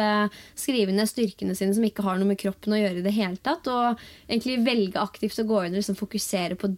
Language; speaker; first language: Norwegian; native; Norwegian